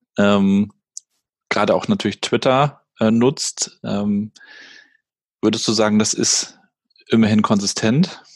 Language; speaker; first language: German; native; German